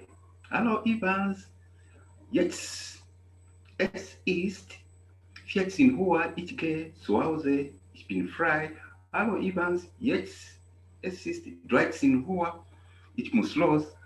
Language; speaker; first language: German; non-native, fluent; English